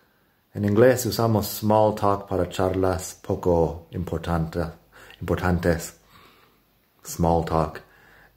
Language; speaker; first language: Spanish; non-native, fluent; English